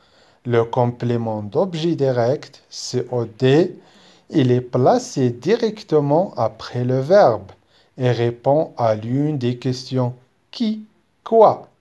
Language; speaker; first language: French; non-native, local second language; Arabic